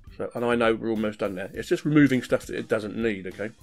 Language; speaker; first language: English; native; English